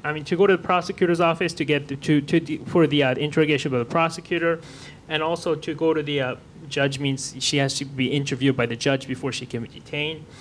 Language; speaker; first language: English; non-native, fluent; Japanese